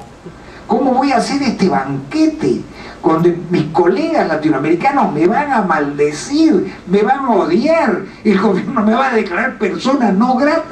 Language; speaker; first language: Spanish; native; Spanish